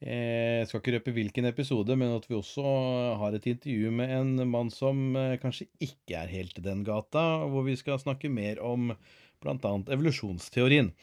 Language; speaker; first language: Norwegian; native; Norwegian